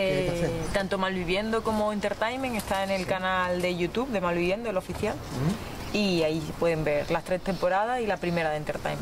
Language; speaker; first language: Spanish; native; Spanish